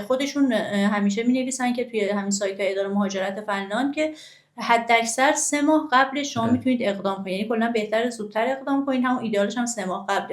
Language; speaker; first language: Persian; native; Persian